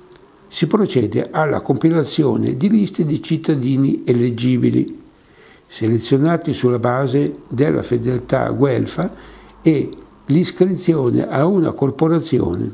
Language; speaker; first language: Italian; native; Italian